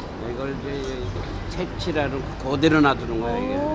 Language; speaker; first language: Korean; native; Korean